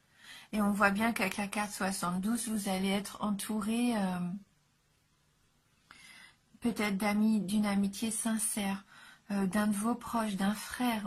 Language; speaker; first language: French; native; French